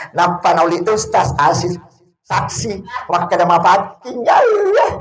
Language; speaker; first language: Indonesian; non-native, local second language; Buginese